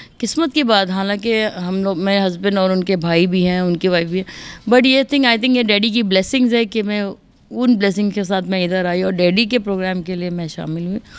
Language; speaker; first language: Hindi; native; Hindi